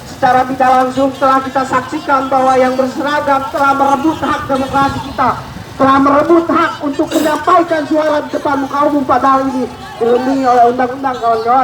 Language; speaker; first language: Indonesian; native; Indonesian